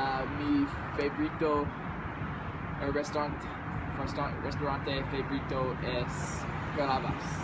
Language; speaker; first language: Spanish; non-native, learner; English